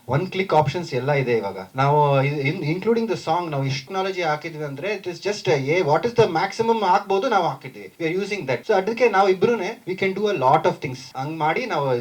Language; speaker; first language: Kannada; non-native, local second language; Marathi